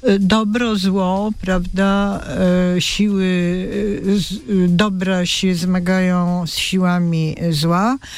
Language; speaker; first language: Polish; non-native, fluent; Bulgarian